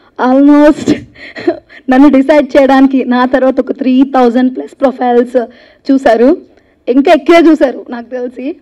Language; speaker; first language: Telugu; native; Telugu